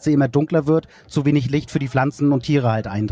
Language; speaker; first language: German; native; German